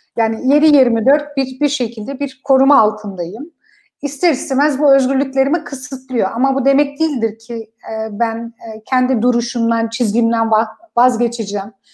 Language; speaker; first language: Turkish; non-native, fluent; Kurdish